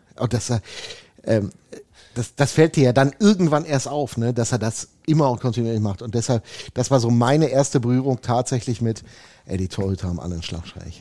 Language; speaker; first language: German; native; German